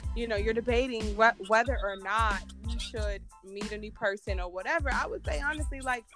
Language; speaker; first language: English; native; English